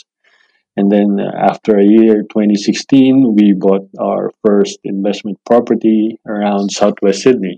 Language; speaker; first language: English; non-native, local second language; Filipino